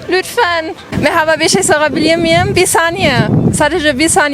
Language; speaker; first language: Turkish; non-native, learner; English